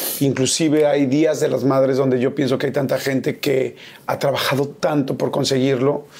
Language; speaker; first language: Spanish; native; Spanish